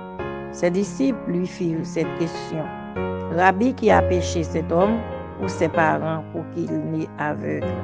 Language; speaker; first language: French; non-native, local second language; Haitian Creole